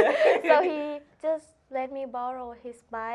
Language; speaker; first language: English; non-native, learner; Thai